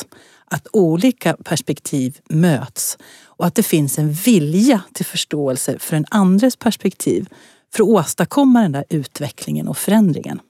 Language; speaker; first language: Swedish; native; Swedish